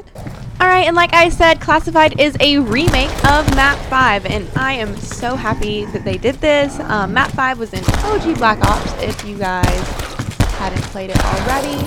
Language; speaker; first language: English; native; English